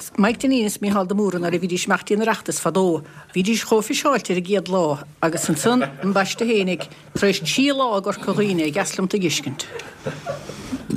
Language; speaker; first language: Irish; native; Irish